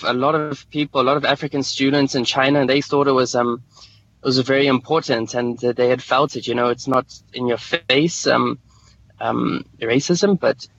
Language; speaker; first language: English; native; English